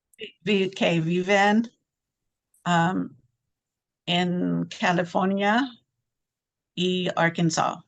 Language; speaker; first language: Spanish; non-native, learner; English